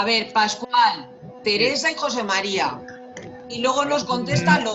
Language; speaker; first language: Spanish; native; Spanish